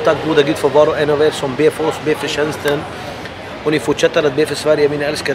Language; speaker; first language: Swedish; non-native, fluent; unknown